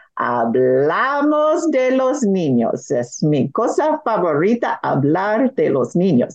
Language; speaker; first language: Spanish; non-native, learner; English